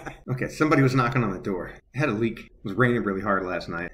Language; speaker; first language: English; native; English